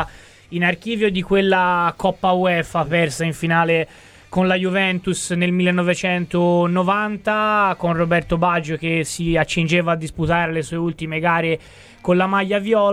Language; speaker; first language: Italian; native; Italian